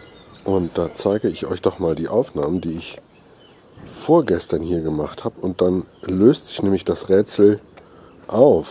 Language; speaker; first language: German; native; German